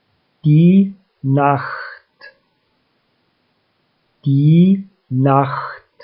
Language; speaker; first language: German; native; German